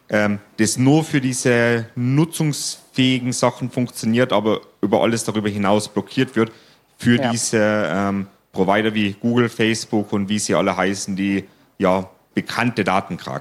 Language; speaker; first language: German; native; German